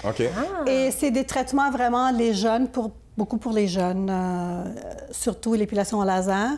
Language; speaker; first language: French; native; French